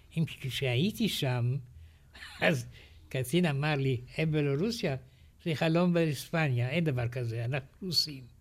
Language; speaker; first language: Hebrew; non-native, fluent; Romanian